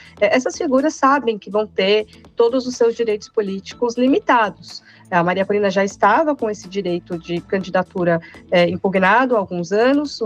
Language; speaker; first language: Portuguese; native; Portuguese